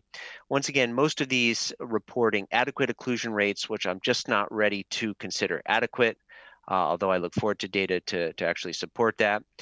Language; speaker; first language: English; native; English